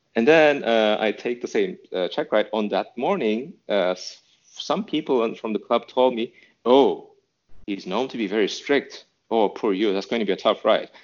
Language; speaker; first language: English; non-native, fluent; Turkish